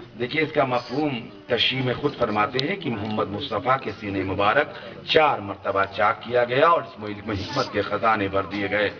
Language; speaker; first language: Urdu; native; Urdu